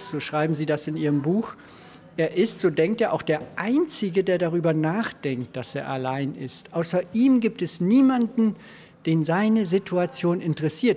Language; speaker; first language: German; native; German